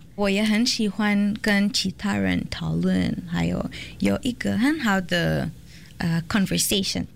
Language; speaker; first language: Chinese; non-native, learner; Portuguese